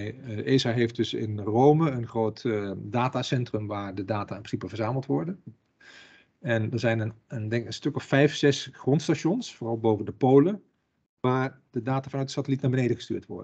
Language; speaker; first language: Dutch; native; Dutch